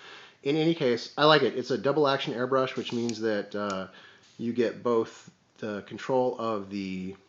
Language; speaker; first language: English; native; English